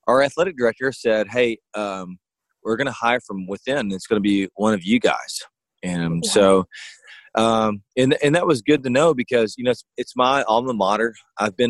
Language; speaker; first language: English; native; English